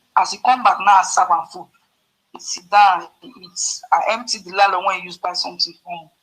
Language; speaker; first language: Nigerian Pidgin; non-native, local second language; Yoruba